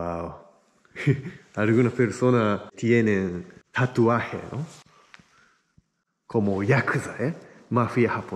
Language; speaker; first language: Spanish; non-native, fluent; Japanese